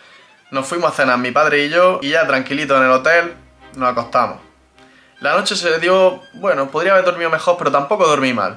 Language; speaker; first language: Spanish; native; Spanish